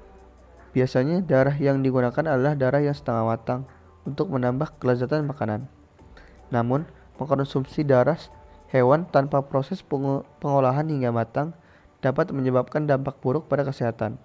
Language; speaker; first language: Indonesian; native; Indonesian